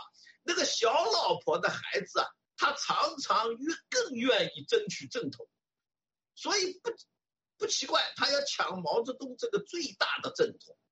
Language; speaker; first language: Chinese; native; Chinese